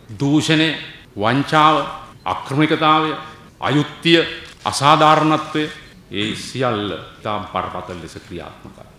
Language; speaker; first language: Sinhala; native; Sinhala